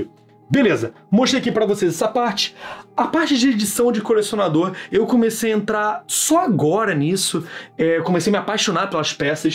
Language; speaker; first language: Portuguese; native; Portuguese